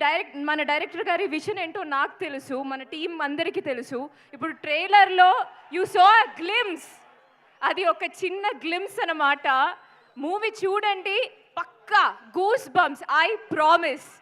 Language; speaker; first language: Telugu; non-native, fluent; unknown